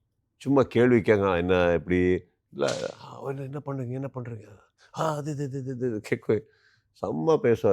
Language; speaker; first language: Tamil; non-native, learner; Kannada